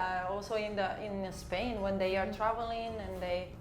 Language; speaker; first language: English; non-native, fluent; Spanish